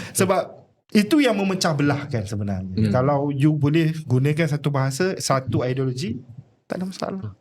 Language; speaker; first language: Malay; non-native, local second language; Tamil